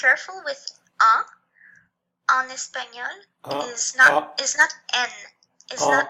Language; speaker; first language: English; non-native, fluent; French